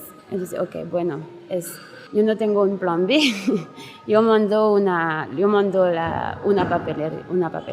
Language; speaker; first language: Spanish; non-native, learner; French